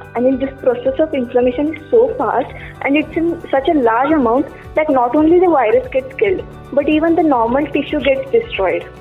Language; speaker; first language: English; non-native, local second language; Kannada